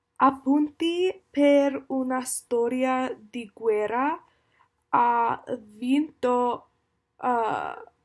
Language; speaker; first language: Italian; non-native, learner; English